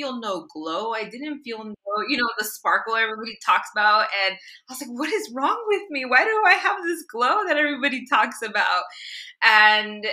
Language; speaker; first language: English; native; English